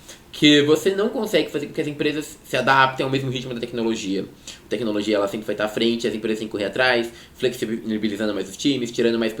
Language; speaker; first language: Portuguese; native; Portuguese